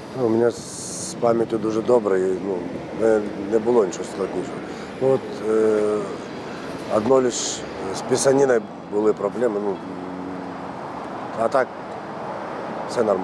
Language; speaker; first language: Ukrainian; early bilingual, other home language; Turkish